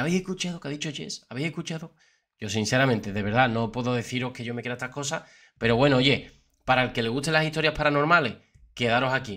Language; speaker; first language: Spanish; native; Spanish